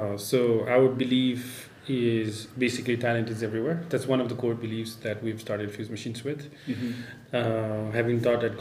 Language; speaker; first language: English; non-native, local second language; Nepali